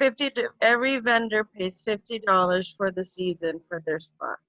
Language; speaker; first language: English; native; English